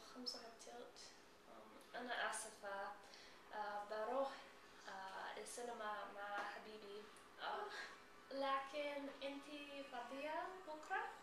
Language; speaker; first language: Arabic; non-native, learner; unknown